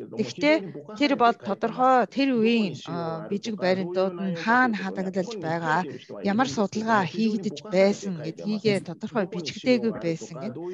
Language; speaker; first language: Mongolian; non-native, fluent; Japanese